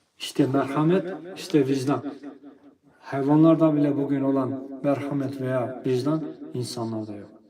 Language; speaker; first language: Turkish; non-native, fluent; Albanian